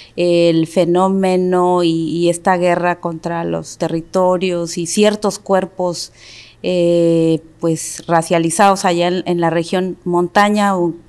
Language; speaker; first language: Spanish; non-native, local second language; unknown